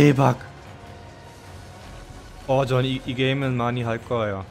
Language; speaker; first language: Korean; non-native, fluent; German